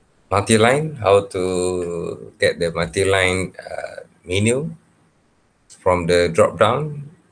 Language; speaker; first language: English; non-native, local second language; Malay